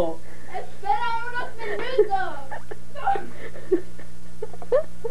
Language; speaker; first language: Spanish; non-native, learner; English